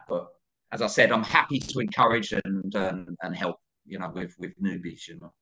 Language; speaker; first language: English; native; English